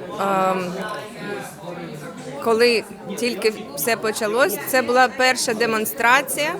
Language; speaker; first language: Ukrainian; early bilingual, heritage; Ukrainian